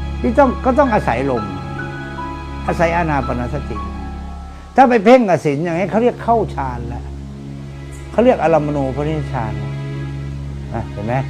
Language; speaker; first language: Thai; native; Thai